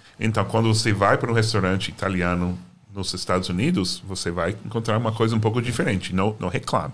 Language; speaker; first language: Portuguese; non-native, fluent; English